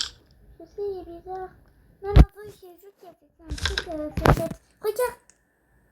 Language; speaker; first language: French; native; French